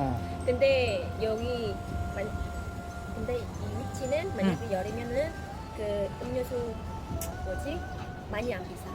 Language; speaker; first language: Korean; non-native, learner; Vietnamese